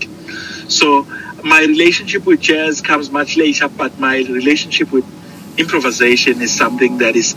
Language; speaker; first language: English; non-native, local second language; Zulu